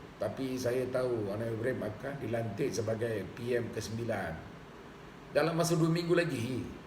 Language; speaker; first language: Malay; non-native, local second language; Tamil